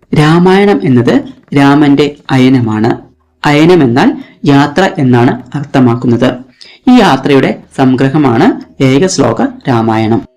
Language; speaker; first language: Malayalam; native; Malayalam